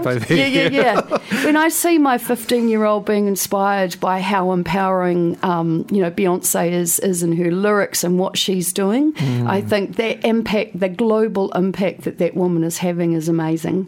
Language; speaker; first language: English; native; English